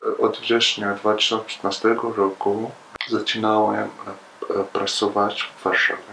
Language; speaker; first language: Polish; non-native, learner; Arabic